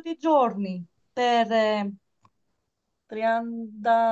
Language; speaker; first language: Italian; non-native, learner; Greek